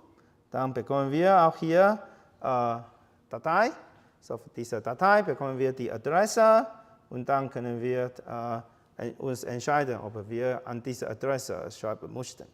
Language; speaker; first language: German; non-native, fluent; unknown